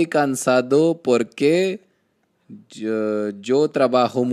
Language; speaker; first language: Spanish; non-native, learner; Hindi